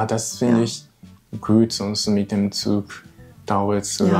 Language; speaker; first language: German; non-native, learner; Japanese